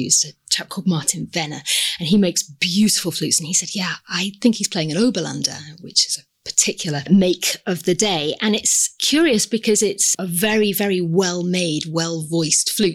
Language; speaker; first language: English; native; English